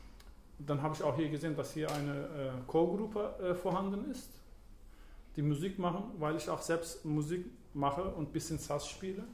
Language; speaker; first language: German; early bilingual, other home language; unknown